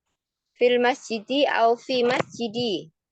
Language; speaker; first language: Arabic; non-native, fluent; Indonesian